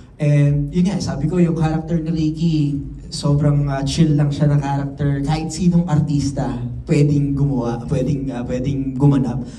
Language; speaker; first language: Filipino; native; Filipino